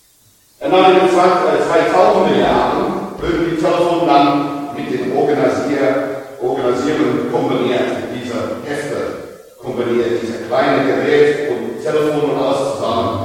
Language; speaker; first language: German; non-native, learner; English